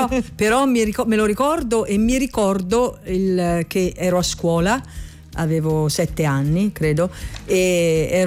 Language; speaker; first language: Italian; native; Italian